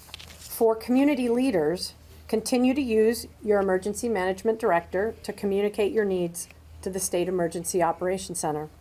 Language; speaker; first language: English; native; English